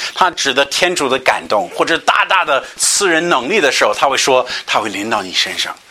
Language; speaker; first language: Chinese; non-native, fluent; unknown